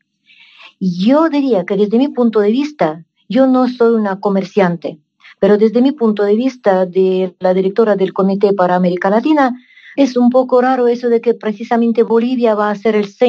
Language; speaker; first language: Spanish; non-native, fluent; Russian